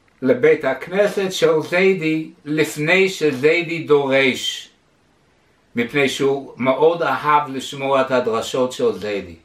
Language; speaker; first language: Hebrew; non-native, fluent; English